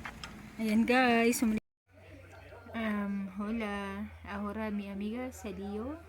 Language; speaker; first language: Spanish; non-native, learner; Filipino